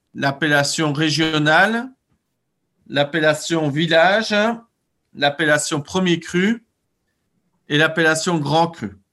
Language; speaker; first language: French; native; French